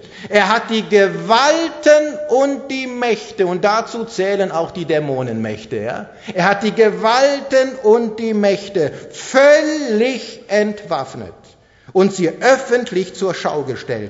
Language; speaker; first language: German; native; German